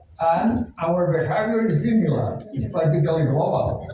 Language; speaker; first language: English; non-native, fluent; Spanish